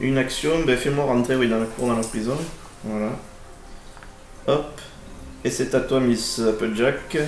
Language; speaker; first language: French; native; French